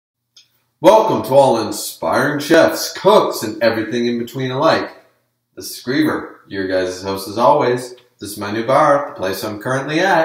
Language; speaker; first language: English; native; English